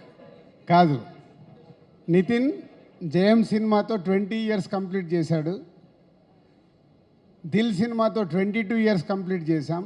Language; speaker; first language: Telugu; native; Telugu